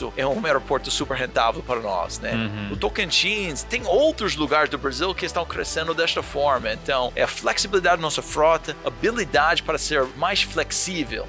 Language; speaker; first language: Portuguese; non-native, fluent; English